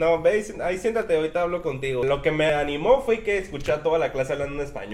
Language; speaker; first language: Spanish; native; Spanish